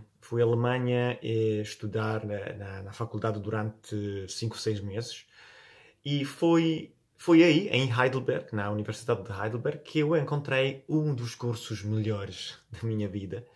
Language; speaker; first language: Portuguese; non-native, fluent; Italian